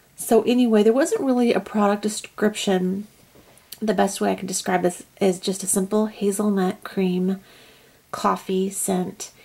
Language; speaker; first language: English; native; English